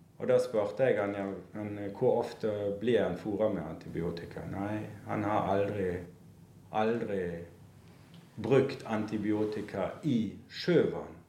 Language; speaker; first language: Norwegian; non-native, fluent; German